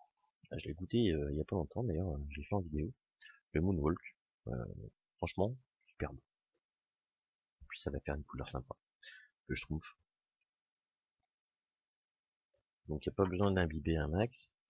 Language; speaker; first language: French; native; French